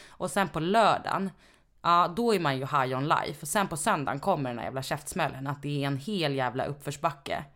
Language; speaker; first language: Swedish; native; Swedish